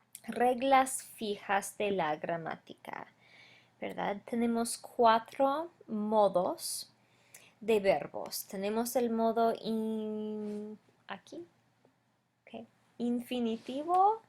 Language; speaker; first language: Spanish; non-native, fluent; English